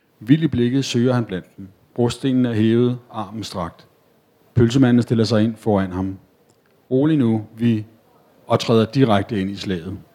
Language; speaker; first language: Danish; native; Danish